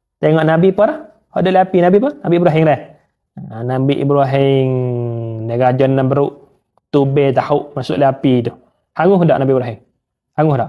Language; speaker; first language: Malay; native; Malay